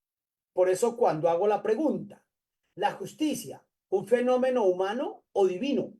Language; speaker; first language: Spanish; native; Spanish